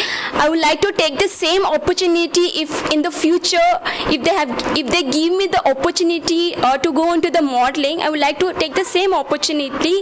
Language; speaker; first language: English; non-native, local second language; Kannada